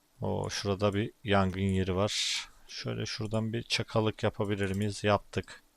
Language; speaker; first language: Turkish; native; Turkish